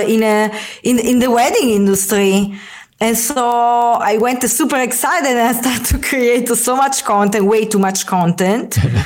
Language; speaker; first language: English; non-native, fluent; Italian